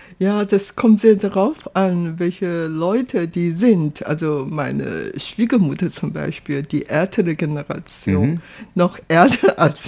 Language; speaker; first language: German; non-native, fluent; Chinese